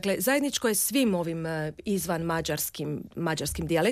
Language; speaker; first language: Croatian; non-native, local second language; Hungarian